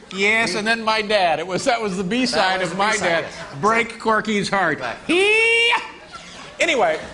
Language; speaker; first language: English; native; English